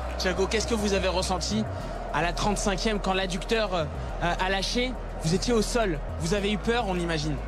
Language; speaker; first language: French; native; French